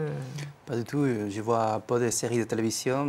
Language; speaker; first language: French; non-native, fluent; Spanish